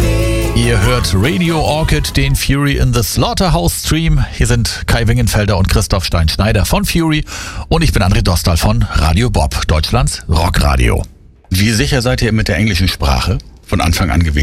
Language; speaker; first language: German; native; German